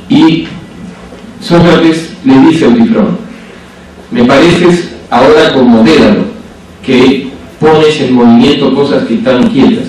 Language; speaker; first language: Spanish; native; Spanish